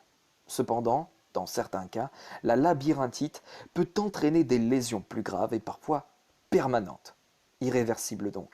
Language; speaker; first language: French; native; French